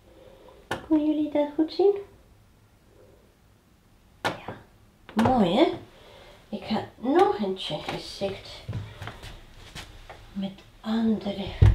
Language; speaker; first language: Dutch; non-native, fluent; Spanish